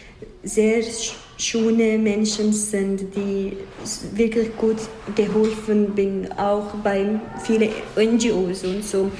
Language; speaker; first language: German; non-native, fluent; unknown